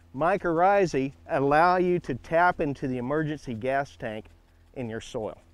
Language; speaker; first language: English; native; English